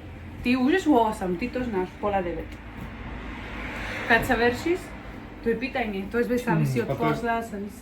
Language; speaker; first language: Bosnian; non-native, learner; Spanish